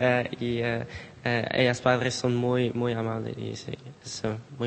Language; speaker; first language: Spanish; non-native, learner; Dutch